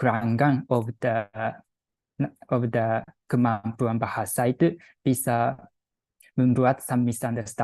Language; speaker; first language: Indonesian; non-native, fluent; Japanese